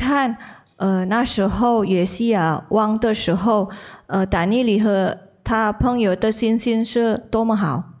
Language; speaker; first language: Chinese; non-native, learner; Indonesian